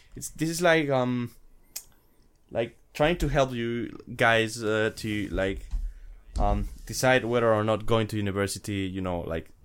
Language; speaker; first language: English; non-native, fluent; Spanish